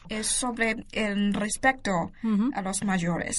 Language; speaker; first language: Spanish; non-native, learner; Chinese